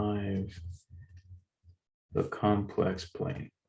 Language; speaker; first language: English; native; English